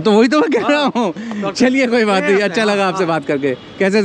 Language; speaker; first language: Hindi; native; Hindi